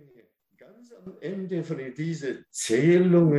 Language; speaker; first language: German; non-native, learner; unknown